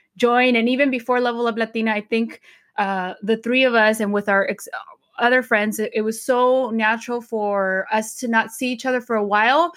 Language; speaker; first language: English; early bilingual, other home language; Spanish